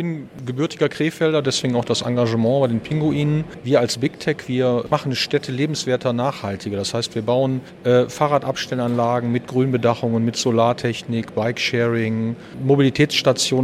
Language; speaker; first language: German; native; German